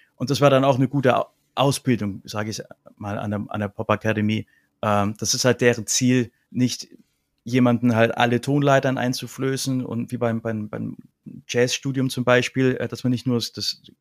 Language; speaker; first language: German; native; German